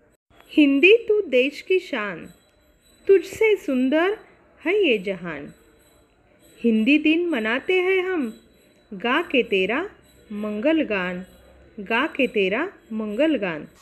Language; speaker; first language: Hindi; non-native, local second language; Marathi